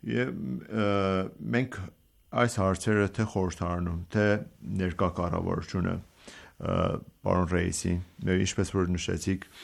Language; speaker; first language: Armenian; native; Armenian